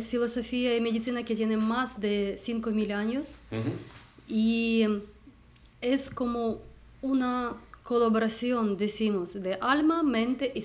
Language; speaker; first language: Spanish; non-native, learner; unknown